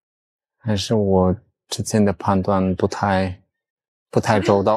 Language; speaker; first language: Chinese; early bilingual, heritage; Chinese